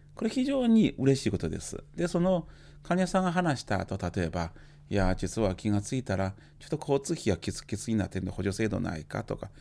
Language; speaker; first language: Japanese; native; Japanese